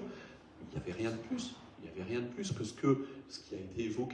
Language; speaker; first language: French; native; French